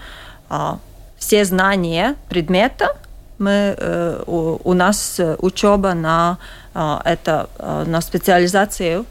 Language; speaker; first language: Russian; non-native, local second language; Latvian